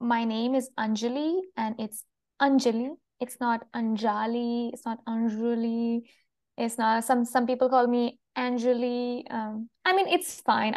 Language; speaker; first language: English; non-native, local second language; Malayalam